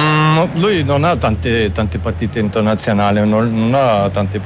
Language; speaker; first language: Italian; non-native, learner; German